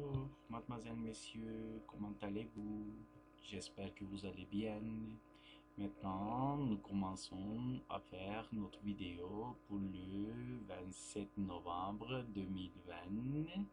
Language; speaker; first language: French; non-native, fluent; Turkish